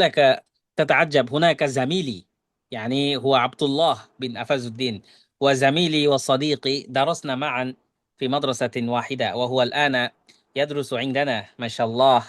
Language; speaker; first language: Arabic; non-native, fluent; Bangla